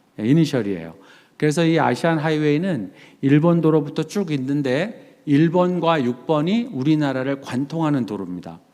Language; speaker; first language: Korean; native; Korean